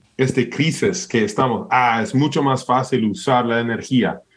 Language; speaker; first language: Spanish; non-native, fluent; English